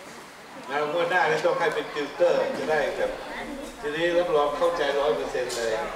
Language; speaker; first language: Thai; native; Thai